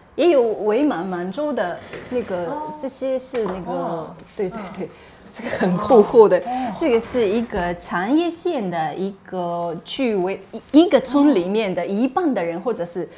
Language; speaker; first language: Chinese; non-native, fluent; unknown